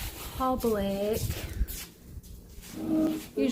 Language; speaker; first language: English; native; English